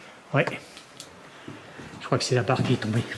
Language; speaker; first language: French; native; French